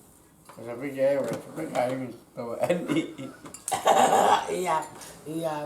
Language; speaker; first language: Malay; non-native, local second language; Sundanese